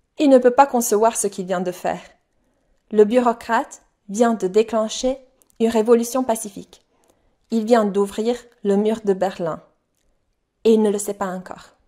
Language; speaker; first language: French; non-native, fluent; Italian